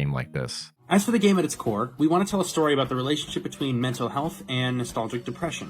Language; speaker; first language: English; native; English